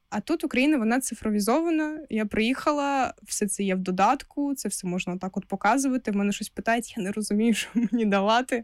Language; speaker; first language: Ukrainian; non-native, local second language; Russian